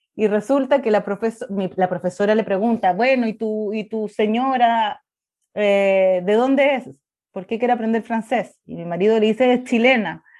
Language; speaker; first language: Spanish; native; Spanish